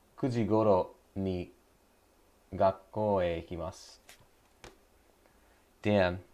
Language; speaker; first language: Japanese; non-native, learner; English